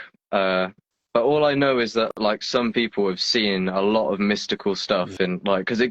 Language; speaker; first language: English; native; English